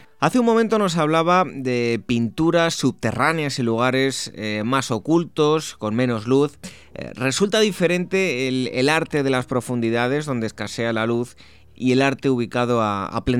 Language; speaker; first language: Spanish; native; Spanish